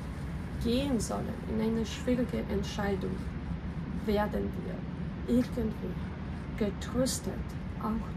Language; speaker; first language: German; non-native, fluent; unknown